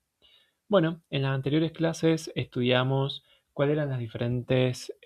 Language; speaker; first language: Spanish; native; Spanish